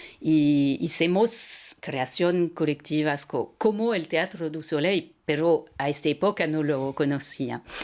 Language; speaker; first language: Spanish; non-native, fluent; French